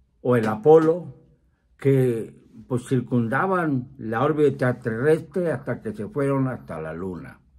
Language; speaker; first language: Spanish; native; Spanish